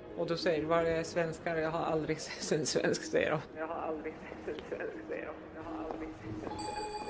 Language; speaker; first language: Swedish; non-native, fluent; Arabic